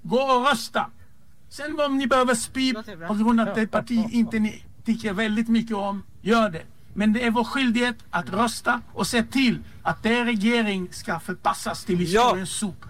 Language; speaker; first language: Swedish; non-native, fluent; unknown